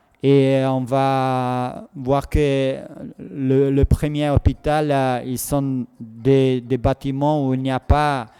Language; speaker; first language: French; non-native, fluent; Italian